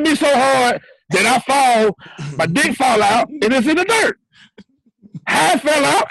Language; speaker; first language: English; native; English